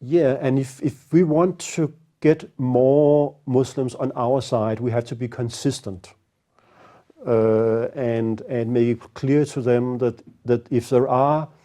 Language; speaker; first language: English; non-native, fluent; Danish